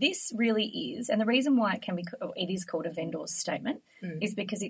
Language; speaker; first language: English; native; English